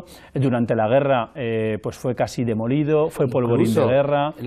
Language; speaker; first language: Spanish; native; Spanish